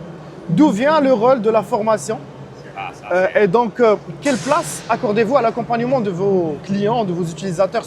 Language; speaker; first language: French; non-native, local second language; Arabic